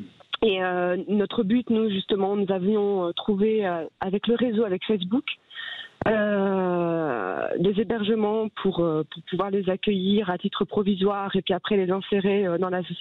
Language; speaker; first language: French; native; French